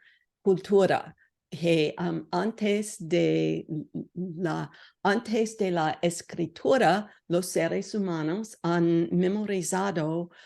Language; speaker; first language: Spanish; non-native, learner; English